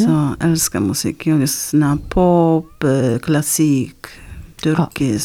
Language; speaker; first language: Swedish; non-native, learner; Arabic